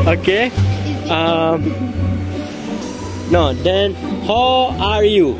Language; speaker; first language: English; non-native, learner; Malay